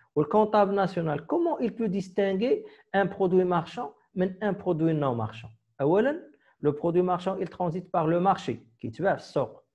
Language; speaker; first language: French; non-native, local second language; Arabic